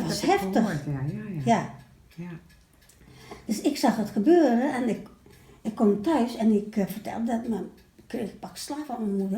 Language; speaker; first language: Dutch; early bilingual, other home language; Malay